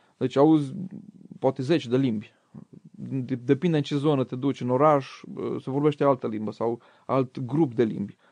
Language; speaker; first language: Romanian; native; Romanian